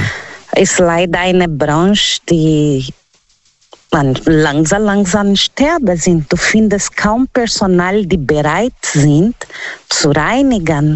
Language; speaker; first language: German; non-native, learner; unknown